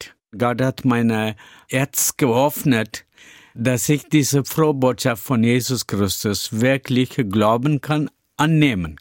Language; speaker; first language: German; non-native, learner; Tamil